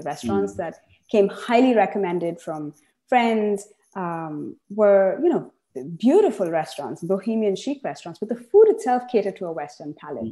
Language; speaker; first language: English; non-native, local second language; Tamil